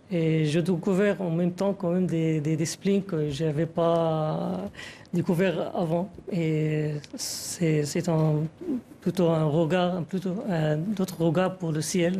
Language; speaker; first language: French; non-native, fluent; Arabic